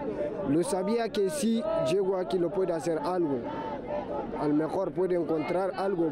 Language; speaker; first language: Spanish; non-native, learner; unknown